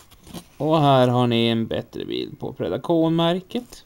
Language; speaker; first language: Swedish; native; Swedish